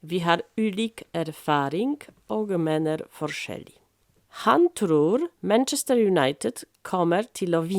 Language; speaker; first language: Norwegian; non-native, fluent; French